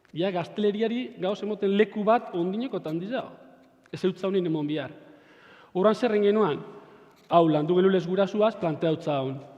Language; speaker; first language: Basque; native; Basque